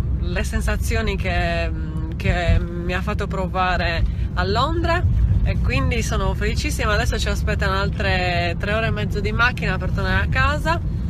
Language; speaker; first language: Italian; native; Italian